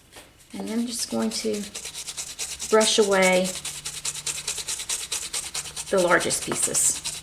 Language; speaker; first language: English; native; English